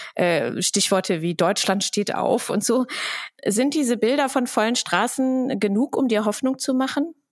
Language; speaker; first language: German; native; German